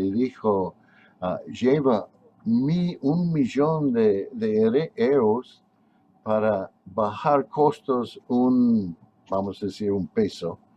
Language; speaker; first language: Spanish; non-native, fluent; English